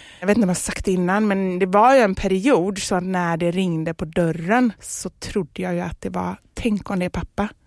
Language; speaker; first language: Swedish; native; Swedish